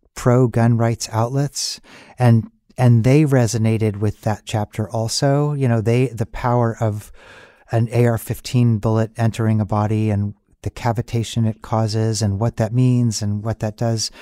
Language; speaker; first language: English; native; English